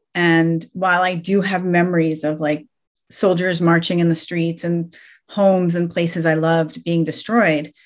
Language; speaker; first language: English; early bilingual, other home language; Persian